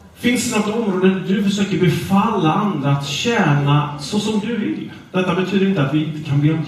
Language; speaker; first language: Swedish; non-native, fluent; English